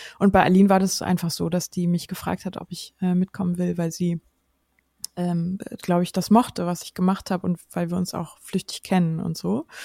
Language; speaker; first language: German; native; German